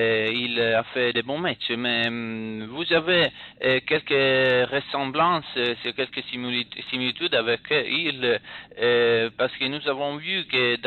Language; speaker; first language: French; non-native, learner; Italian